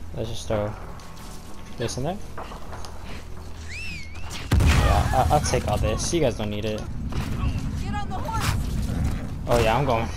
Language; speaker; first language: English; native; English